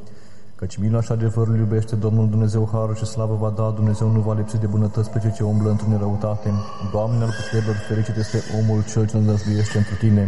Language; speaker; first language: Romanian; native; Romanian